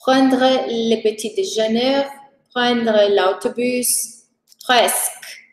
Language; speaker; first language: French; non-native, fluent; Portuguese